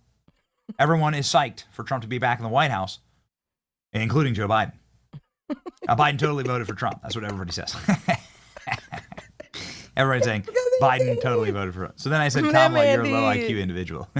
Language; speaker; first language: English; native; English